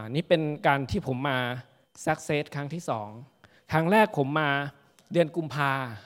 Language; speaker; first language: Thai; native; Thai